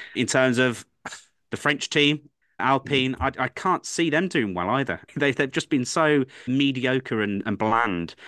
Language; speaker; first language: English; native; English